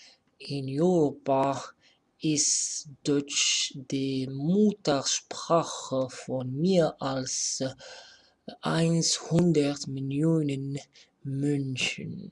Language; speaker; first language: German; non-native, fluent; Arabic